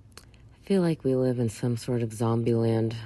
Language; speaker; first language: English; native; English